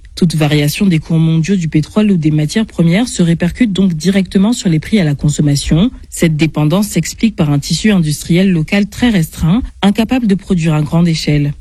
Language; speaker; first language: French; native; French